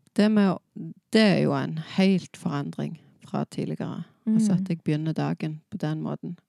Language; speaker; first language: Norwegian; native; Norwegian